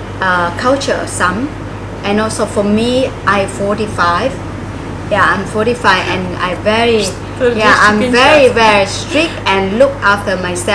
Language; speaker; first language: English; non-native, learner; Thai